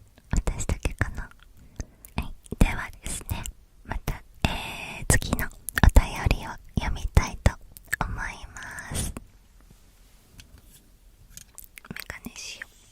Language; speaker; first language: Japanese; native; Japanese